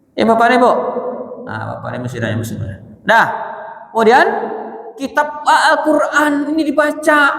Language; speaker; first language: Malay; non-native, local second language; Minangkabau